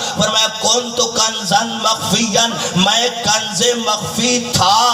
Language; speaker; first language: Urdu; non-native, local second language; Punjabi